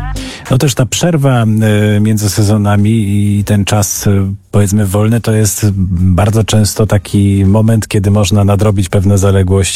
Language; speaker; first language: Polish; native; Polish